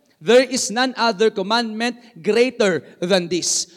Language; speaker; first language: English; non-native, local second language; Filipino